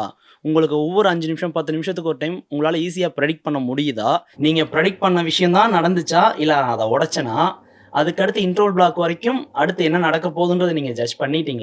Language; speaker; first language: Tamil; native; Tamil